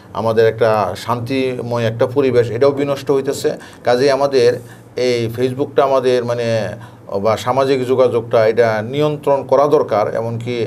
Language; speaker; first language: Bangla; native; Bangla